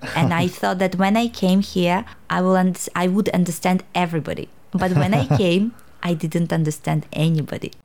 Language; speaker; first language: English; non-native, fluent; Uzbek